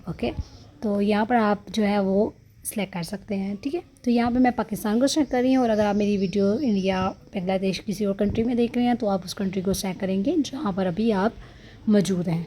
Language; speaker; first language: Urdu; native; Urdu